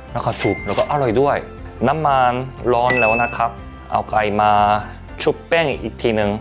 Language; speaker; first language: Thai; non-native, fluent; Korean